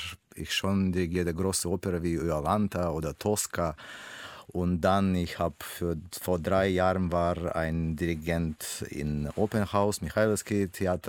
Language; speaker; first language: German; non-native, learner; Russian